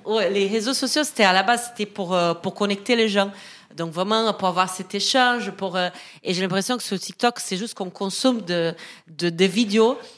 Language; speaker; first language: French; non-native, fluent; Portuguese